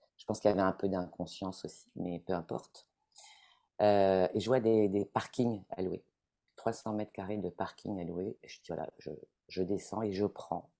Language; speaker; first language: French; non-native, fluent; Italian